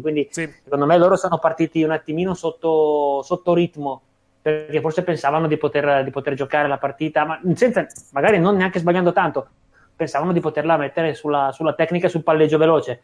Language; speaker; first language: Italian; native; Italian